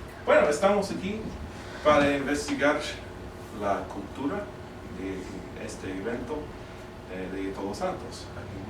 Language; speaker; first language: Spanish; non-native, fluent; English